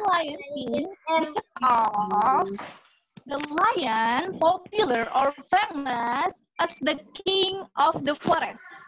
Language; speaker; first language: English; non-native, learner; Indonesian